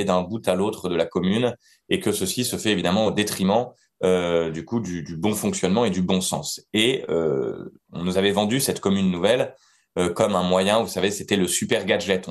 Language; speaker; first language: French; native; French